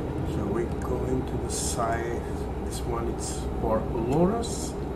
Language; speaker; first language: English; non-native, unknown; Portuguese